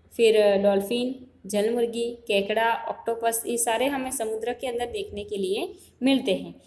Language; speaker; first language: Hindi; non-native, local second language; Gujarati